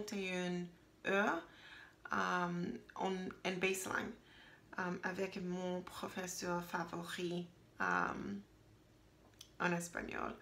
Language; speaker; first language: French; non-native, learner; English